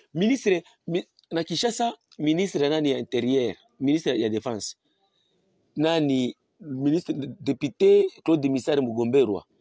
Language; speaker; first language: Lingala; non-native, local second language; Swahili